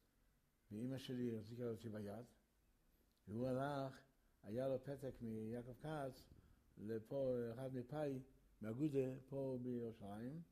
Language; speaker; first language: Hebrew; early bilingual, other home language; Yiddish